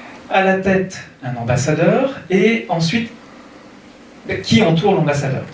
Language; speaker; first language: French; native; French